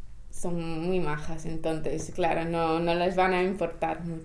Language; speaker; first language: Spanish; non-native, fluent; English